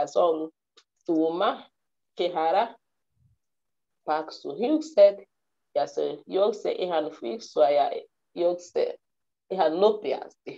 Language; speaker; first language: Finnish; non-native, learner; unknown